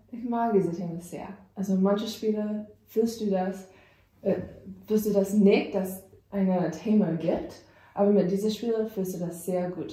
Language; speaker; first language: German; non-native, learner; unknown